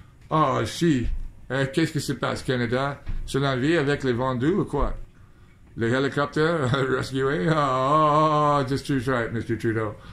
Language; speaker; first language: French; non-native, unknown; English